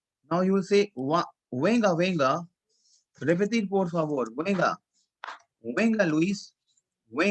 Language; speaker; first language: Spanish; non-native, fluent; Hindi